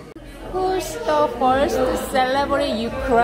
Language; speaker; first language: English; non-native, learner; Korean